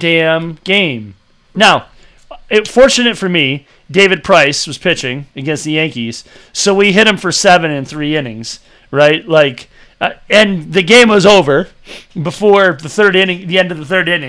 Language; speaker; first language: English; native; English